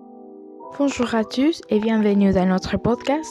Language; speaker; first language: French; non-native, learner; Spanish